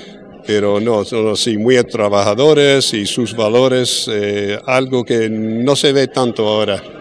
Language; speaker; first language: Spanish; early bilingual, heritage; English